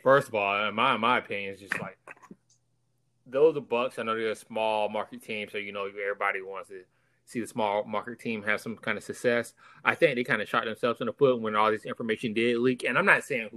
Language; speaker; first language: English; native; English